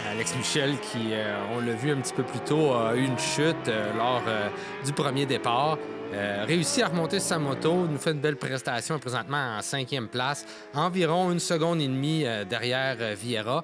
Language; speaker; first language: French; native; French